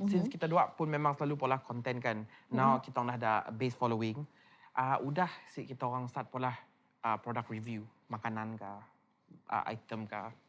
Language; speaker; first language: Malay; native; Malay